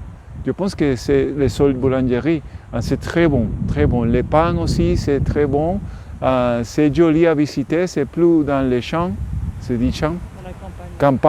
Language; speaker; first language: French; non-native, learner; Spanish